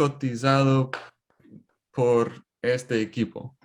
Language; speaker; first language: Spanish; non-native, learner; English